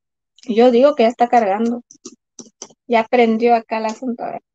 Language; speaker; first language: Spanish; native; Spanish